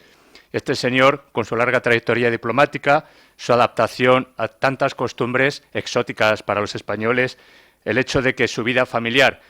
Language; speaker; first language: Spanish; native; Spanish